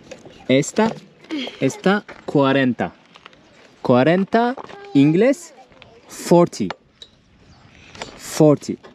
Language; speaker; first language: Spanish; non-native, learner; Turkish